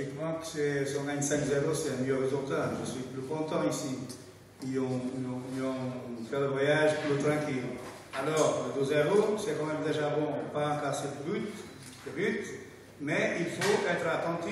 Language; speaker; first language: French; non-native, fluent; Portuguese